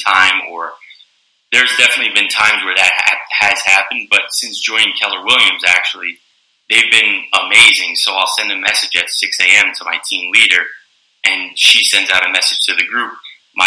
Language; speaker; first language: English; native; English